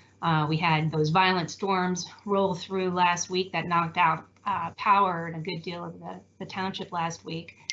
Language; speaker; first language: English; native; English